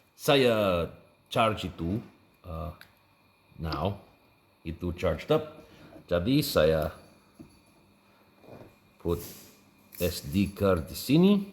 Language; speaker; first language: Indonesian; non-native, learner; English